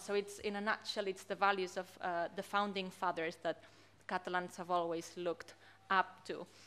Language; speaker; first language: English; non-native, fluent; Catalan